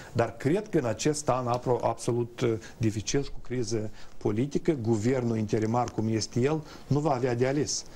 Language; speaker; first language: Romanian; native; Romanian